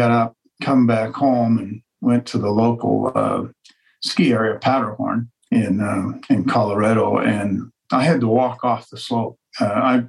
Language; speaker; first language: English; native; English